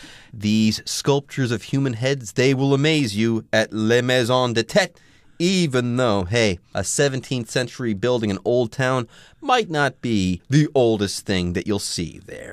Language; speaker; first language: English; native; English